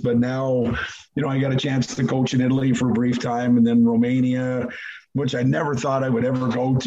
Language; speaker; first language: English; native; English